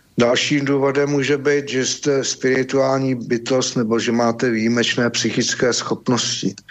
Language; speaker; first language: Czech; native; Czech